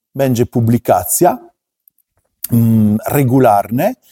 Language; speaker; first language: Polish; non-native, learner; Italian